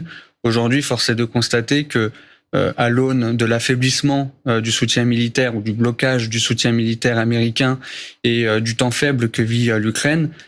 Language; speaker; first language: French; native; French